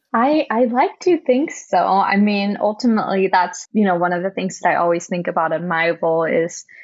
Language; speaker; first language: English; non-native, fluent; German